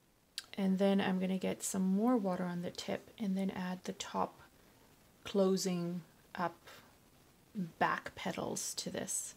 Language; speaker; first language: English; native; English